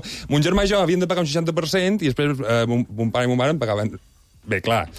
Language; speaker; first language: Catalan; native; Catalan